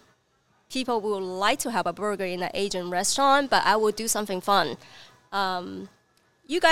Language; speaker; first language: English; non-native, learner; Chinese